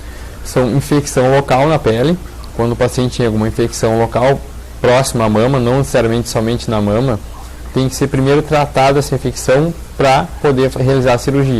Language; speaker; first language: Portuguese; native; Portuguese